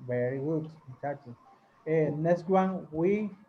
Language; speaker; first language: English; non-native, learner; Spanish